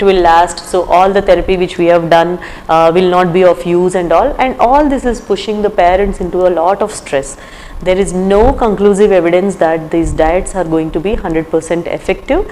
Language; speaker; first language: English; non-native, local second language; Telugu